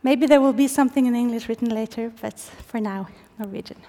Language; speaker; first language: English; non-native, fluent; Norwegian